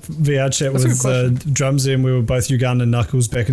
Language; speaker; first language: English; native; English